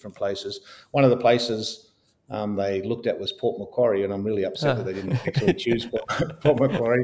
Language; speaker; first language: English; native; English